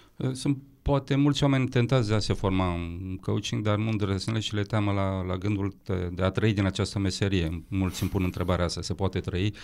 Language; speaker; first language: Romanian; native; Romanian